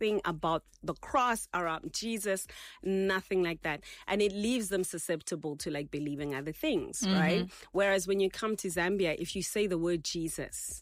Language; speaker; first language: English; non-native, local second language; Tswana